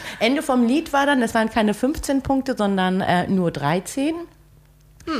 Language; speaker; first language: German; early bilingual, other home language; Turkish